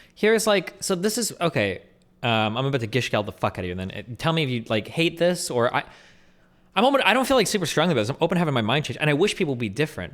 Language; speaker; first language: English; native; English